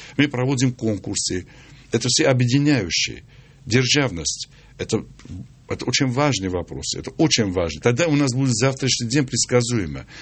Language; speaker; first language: Russian; non-native, local second language; Armenian